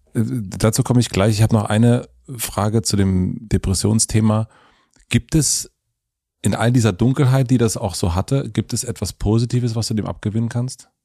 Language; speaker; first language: German; native; German